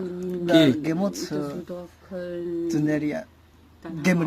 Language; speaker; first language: Georgian; non-native, learner; Japanese